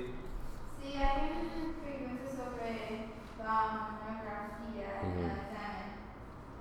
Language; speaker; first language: Spanish; non-native, learner; English